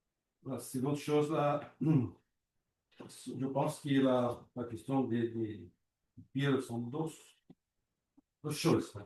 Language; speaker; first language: French; non-native, learner; Portuguese